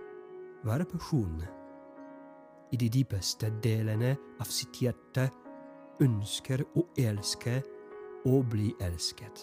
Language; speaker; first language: Norwegian; non-native, fluent; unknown